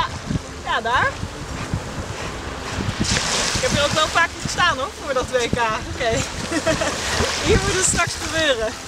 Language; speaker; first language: Dutch; native; Dutch